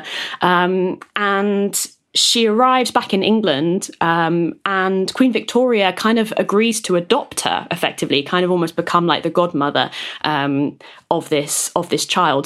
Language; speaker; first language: English; native; English